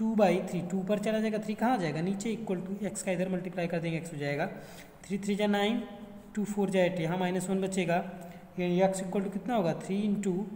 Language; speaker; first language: Hindi; native; Hindi